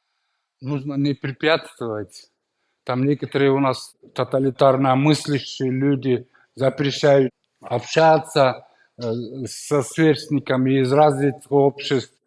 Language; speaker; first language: Russian; non-native, local second language; Kyrgyz